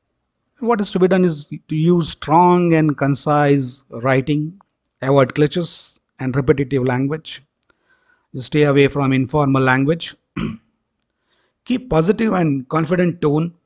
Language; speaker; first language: English; non-native, local second language; Marathi